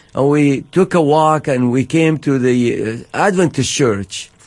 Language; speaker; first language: English; non-native, fluent; Arabic